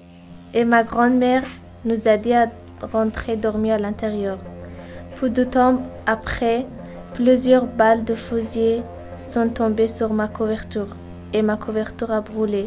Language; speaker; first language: French; non-native, learner; Persian